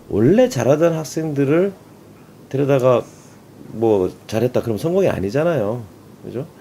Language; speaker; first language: Korean; native; Korean